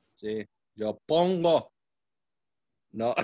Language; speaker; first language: Spanish; non-native, learner; English